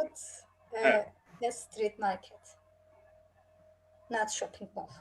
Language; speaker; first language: English; non-native, learner; Bangla